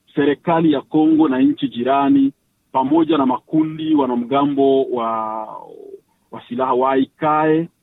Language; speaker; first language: Swahili; native; Swahili